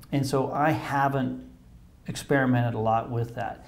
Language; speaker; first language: English; native; English